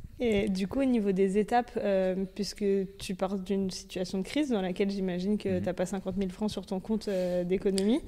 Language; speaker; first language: French; native; French